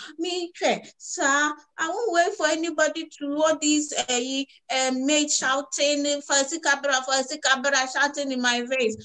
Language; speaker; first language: English; native; English